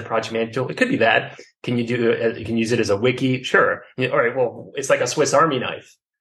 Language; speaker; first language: English; native; English